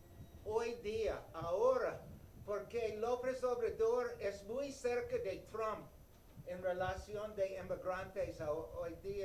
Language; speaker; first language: Spanish; non-native, learner; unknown